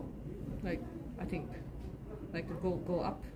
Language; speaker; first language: English; non-native, learner; Japanese